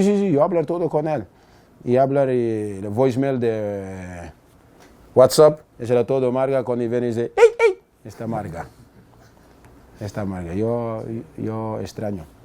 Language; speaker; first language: Spanish; non-native, learner; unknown